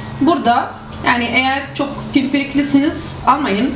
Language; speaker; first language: Turkish; non-native, fluent; Arabic